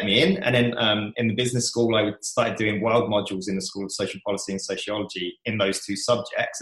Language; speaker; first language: English; native; English